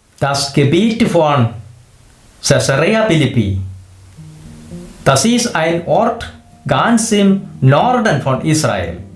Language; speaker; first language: German; non-native, fluent; Malayalam